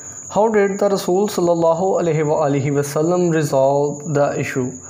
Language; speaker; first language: English; non-native, local second language; Urdu